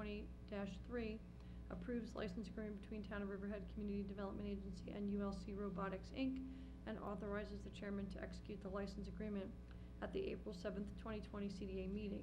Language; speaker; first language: English; native; English